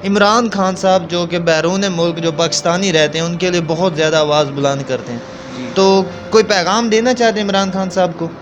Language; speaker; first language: Urdu; non-native, local second language; Punjabi